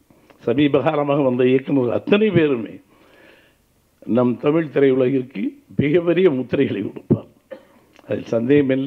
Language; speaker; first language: Tamil; native; Tamil